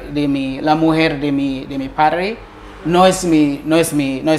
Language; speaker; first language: Spanish; non-native, learner; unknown